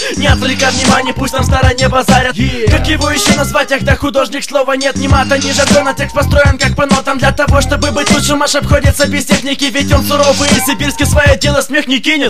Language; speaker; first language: Russian; native; Russian